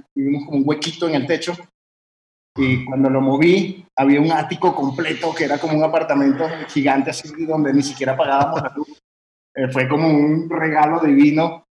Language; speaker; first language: Spanish; early bilingual, heritage; French